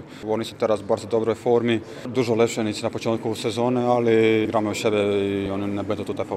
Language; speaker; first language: Polish; non-native, fluent; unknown